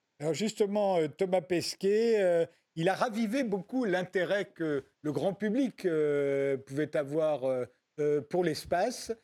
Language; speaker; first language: French; native; French